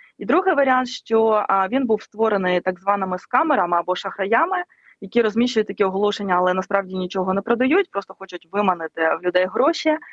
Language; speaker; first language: Ukrainian; native; Ukrainian